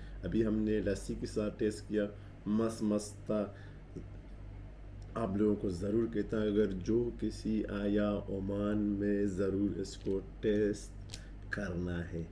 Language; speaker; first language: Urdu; non-native, local second language; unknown